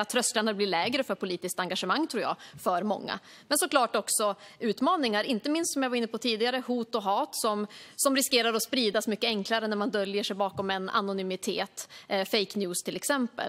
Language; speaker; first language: Swedish; native; Swedish